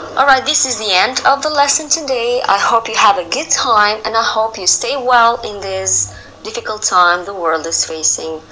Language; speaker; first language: English; non-native, fluent; Albanian